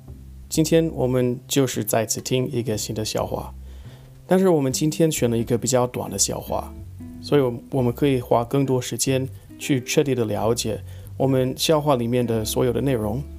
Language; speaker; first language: Chinese; non-native, fluent; English